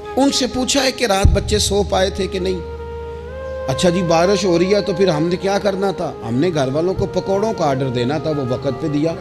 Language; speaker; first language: Urdu; non-native, local second language; Punjabi